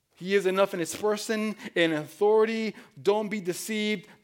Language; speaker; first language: English; non-native, fluent; Spanish